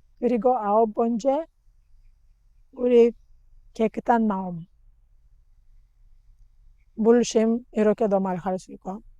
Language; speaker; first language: Korean; non-native, learner; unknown